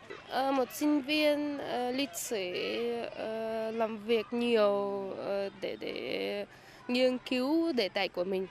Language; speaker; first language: Vietnamese; non-native, fluent; Russian